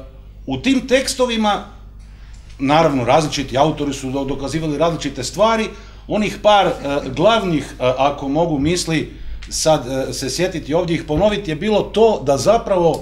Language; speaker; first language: Croatian; native; Croatian